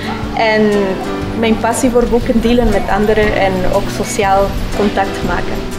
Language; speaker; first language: Dutch; non-native, learner; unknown